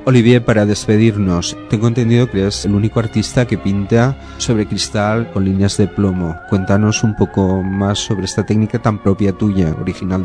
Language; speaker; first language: Spanish; native; Spanish